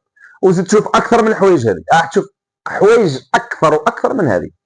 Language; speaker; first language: Arabic; native; Arabic